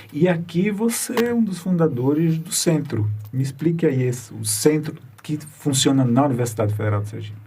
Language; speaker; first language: Portuguese; native; Portuguese